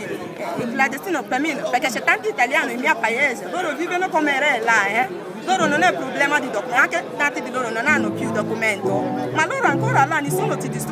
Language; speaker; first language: Italian; non-native, learner; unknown